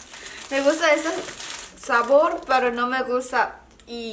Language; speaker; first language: Spanish; non-native, learner; Korean